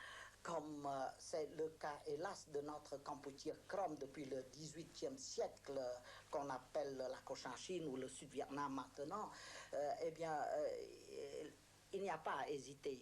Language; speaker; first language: French; non-native, local second language; Khmer